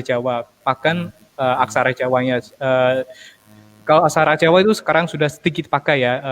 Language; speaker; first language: Indonesian; non-native, fluent; Armenian